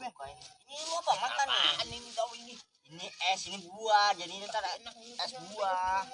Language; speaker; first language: Indonesian; native; Indonesian